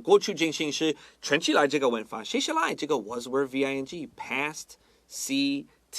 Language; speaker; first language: Chinese; non-native, fluent; English